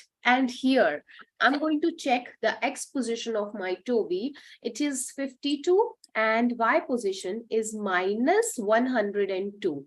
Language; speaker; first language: English; non-native, local second language; Hindi